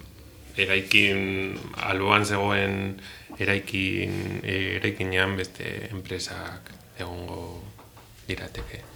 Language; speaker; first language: Basque; non-native, learner; Spanish